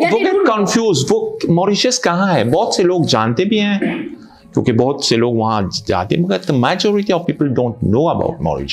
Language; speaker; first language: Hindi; non-native, fluent; Morisyen